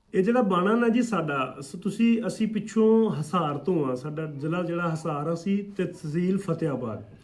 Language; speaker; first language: Punjabi; native; Punjabi